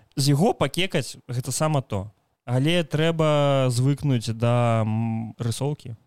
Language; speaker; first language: Belarusian; non-native, local second language; Russian